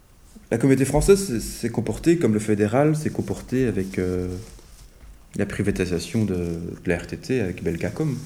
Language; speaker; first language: French; native; French